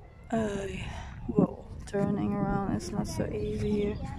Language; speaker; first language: English; non-native, fluent; Dutch